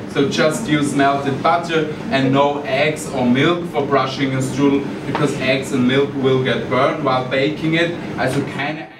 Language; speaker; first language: English; non-native, fluent; German